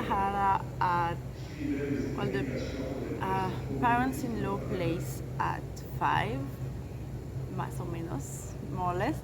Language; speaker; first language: French; native; French